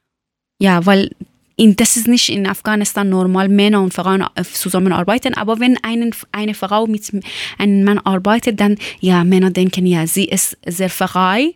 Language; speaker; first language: German; non-native, learner; Persian